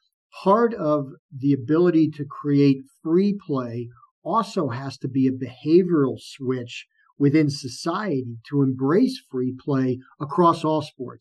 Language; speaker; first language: English; native; English